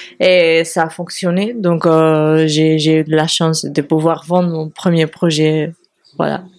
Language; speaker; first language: French; non-native, fluent; Spanish